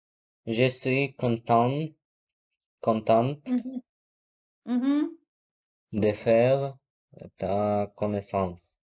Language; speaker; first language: French; non-native, learner; Russian